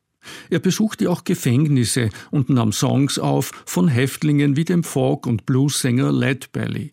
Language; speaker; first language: German; native; German